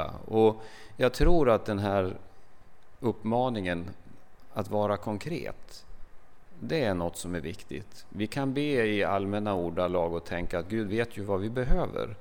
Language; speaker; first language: Swedish; native; Swedish